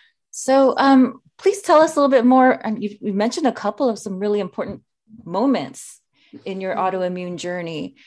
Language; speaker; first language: English; native; English